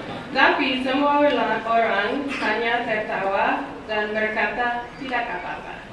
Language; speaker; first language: Indonesian; non-native, learner; English